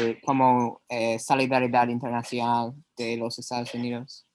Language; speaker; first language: Spanish; non-native, learner; English